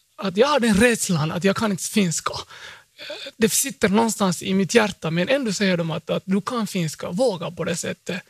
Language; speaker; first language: Swedish; early bilingual, other home language; Somali